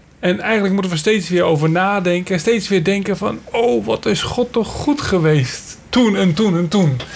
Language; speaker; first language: Dutch; native; Dutch